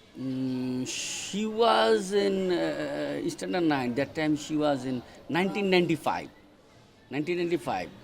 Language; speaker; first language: English; non-native, local second language; Bangla